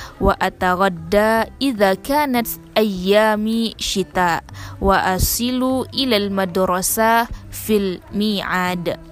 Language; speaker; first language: Arabic; non-native, learner; Indonesian